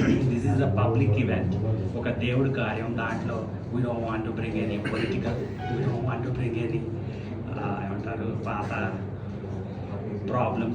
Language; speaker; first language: English; non-native, local second language; Telugu